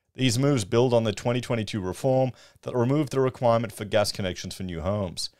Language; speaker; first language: English; native; English